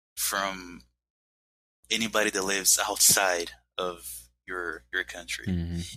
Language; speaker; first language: English; non-native, fluent; Portuguese